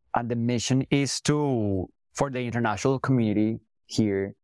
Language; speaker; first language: English; non-native, fluent; Spanish